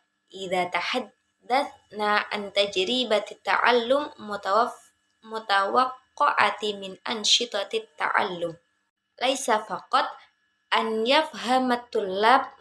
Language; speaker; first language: Arabic; non-native, learner; Indonesian